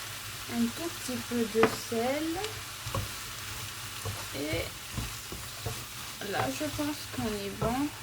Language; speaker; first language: French; non-native, local second language; Malagasy